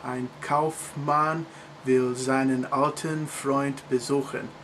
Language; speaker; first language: German; non-native, learner; English